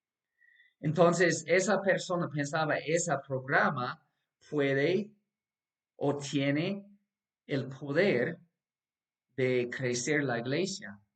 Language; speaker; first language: Spanish; non-native, fluent; English